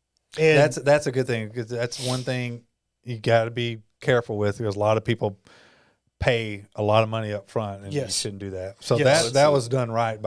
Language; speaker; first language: English; native; English